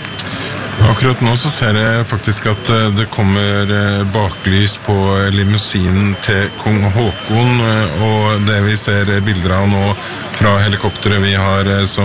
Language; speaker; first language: Norwegian; native; Norwegian